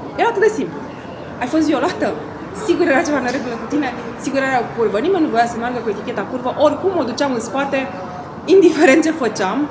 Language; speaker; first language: Romanian; native; Romanian